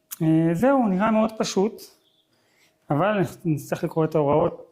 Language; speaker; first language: Hebrew; native; Hebrew